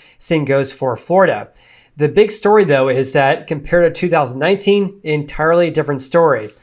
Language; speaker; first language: English; native; English